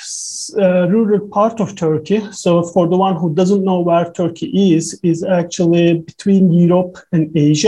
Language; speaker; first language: English; non-native, fluent; Turkish